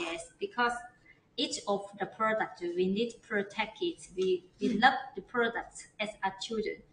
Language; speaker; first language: English; non-native, learner; Chinese